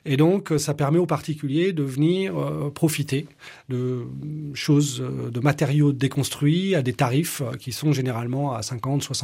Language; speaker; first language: French; native; French